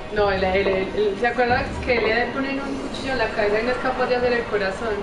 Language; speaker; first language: Spanish; native; Spanish